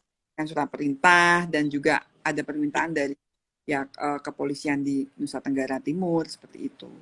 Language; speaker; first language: Indonesian; native; Indonesian